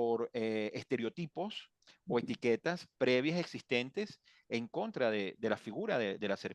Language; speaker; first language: Spanish; native; Spanish